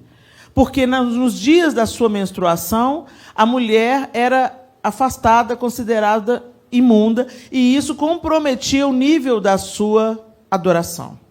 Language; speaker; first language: Portuguese; native; Portuguese